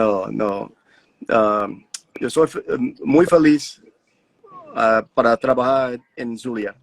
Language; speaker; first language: Spanish; non-native, learner; English